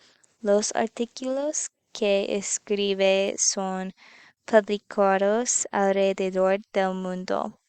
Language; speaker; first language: Spanish; non-native, learner; English